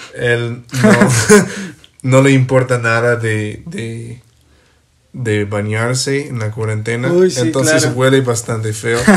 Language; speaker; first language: Spanish; non-native, fluent; English